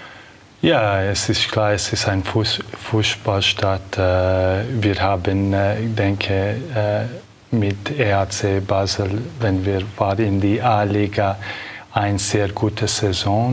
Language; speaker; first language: German; non-native, learner; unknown